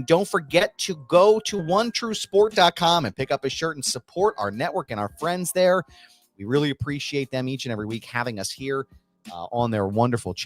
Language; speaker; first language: English; native; English